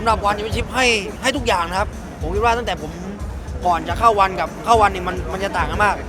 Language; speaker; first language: Thai; native; Thai